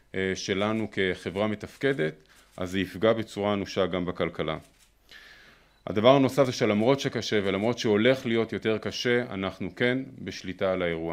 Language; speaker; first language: Hebrew; native; Hebrew